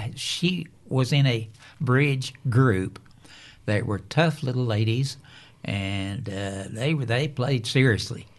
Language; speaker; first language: English; native; English